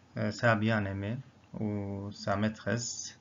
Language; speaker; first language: French; non-native, local second language; Arabic